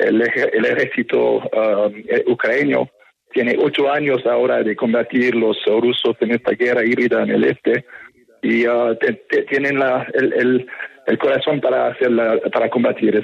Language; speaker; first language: Spanish; non-native, fluent; French